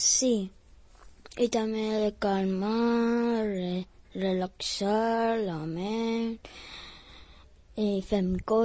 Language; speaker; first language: Catalan; non-native, local second language; Spanish